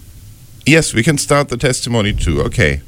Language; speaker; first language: English; non-native, fluent; German